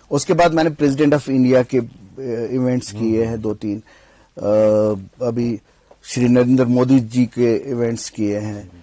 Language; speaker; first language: Hindi; non-native, local second language; Kashmiri